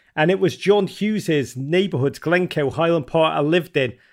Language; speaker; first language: English; native; English